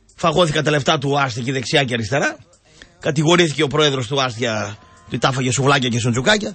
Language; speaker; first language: Greek; native; Greek